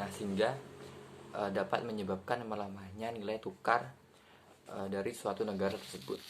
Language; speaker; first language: Indonesian; native; Indonesian